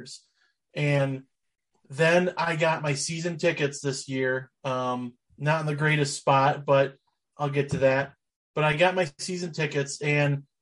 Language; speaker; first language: English; native; English